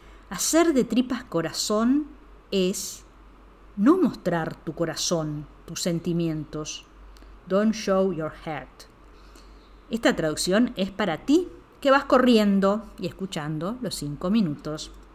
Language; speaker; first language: Spanish; native; Spanish